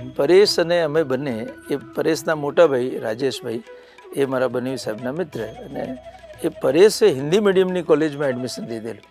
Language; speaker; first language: Gujarati; non-native, local second language; Marwari